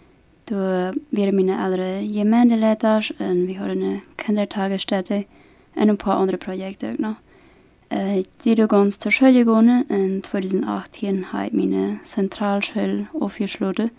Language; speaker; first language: German; non-native, local second language; Plautdietsch